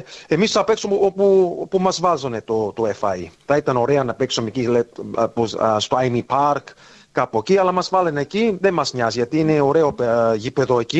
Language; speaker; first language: Greek; early bilingual, heritage; Greek